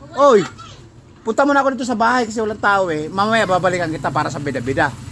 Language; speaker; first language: Filipino; native; Filipino